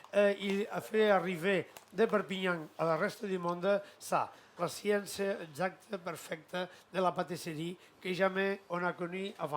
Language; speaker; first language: French; non-native, learner; Catalan